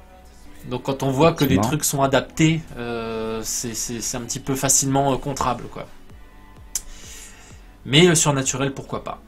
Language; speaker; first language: French; native; French